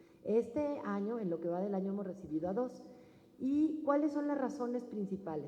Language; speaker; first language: Spanish; native; Spanish